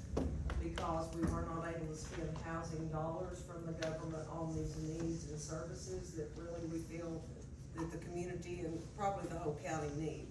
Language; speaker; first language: English; native; English